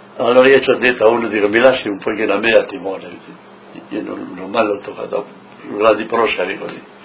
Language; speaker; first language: Italian; native; Italian